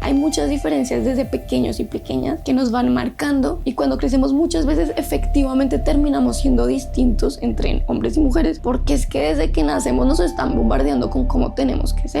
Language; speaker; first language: Spanish; native; Spanish